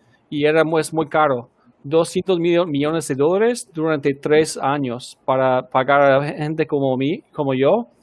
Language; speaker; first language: Spanish; non-native, fluent; English